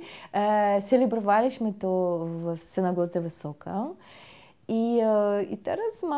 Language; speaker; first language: Polish; non-native, fluent; Russian